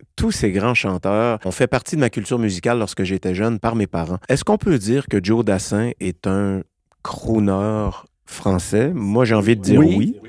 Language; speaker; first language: French; native; French